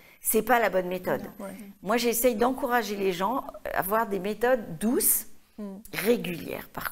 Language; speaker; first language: French; native; French